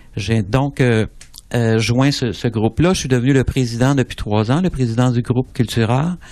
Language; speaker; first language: French; native; French